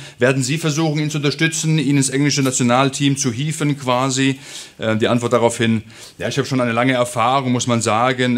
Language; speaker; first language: German; native; German